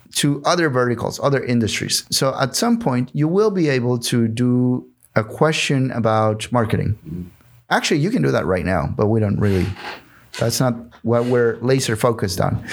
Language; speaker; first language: English; non-native, fluent; Spanish